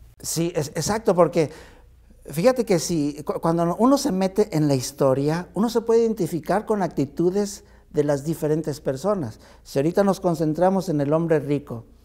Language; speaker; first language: Spanish; native; Spanish